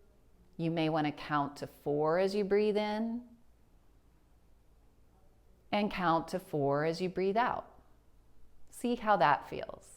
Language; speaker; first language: English; native; English